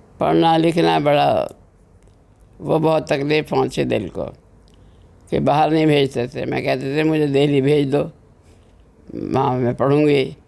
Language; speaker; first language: Urdu; native; Urdu